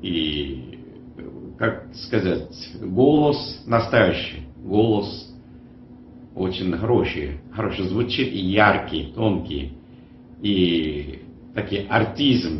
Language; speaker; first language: Russian; non-native, learner; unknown